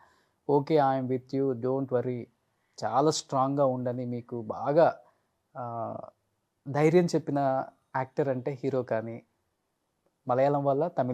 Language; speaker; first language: Telugu; native; Telugu